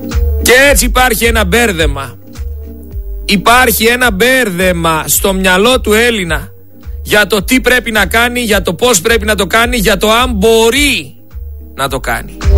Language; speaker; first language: Greek; native; Greek